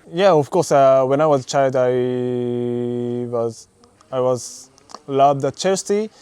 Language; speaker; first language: English; non-native, learner; Japanese